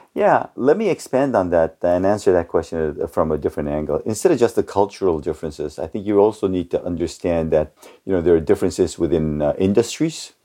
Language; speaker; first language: English; early bilingual, other home language; Japanese